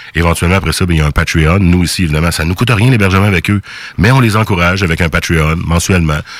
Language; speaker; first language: French; native; French